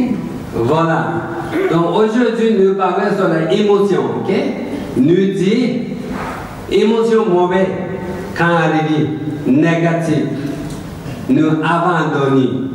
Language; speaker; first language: French; non-native, learner; Tibetan